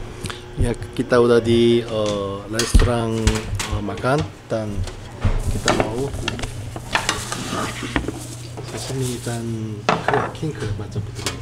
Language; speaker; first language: Indonesian; non-native, learner; Korean